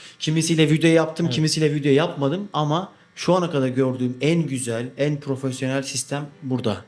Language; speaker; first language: Turkish; native; Turkish